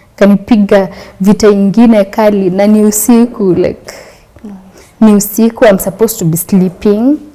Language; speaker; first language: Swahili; non-native, local second language; Meru